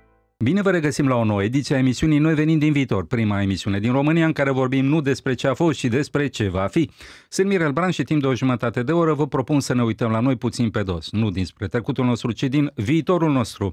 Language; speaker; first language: Romanian; native; Romanian